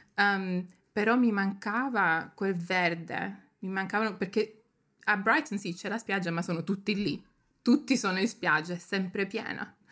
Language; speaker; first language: Italian; early bilingual, heritage; Italian